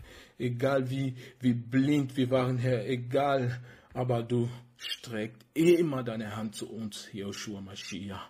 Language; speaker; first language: German; non-native, fluent; French